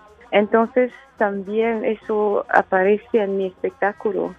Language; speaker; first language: Spanish; non-native, learner; French